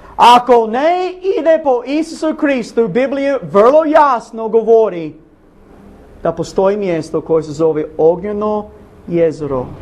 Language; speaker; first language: Bosnian; non-native, learner; English